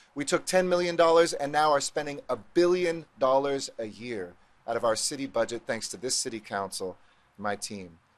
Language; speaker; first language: English; native; English